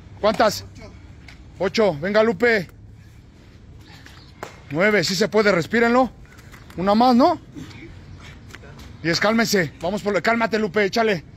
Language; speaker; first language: Spanish; native; Spanish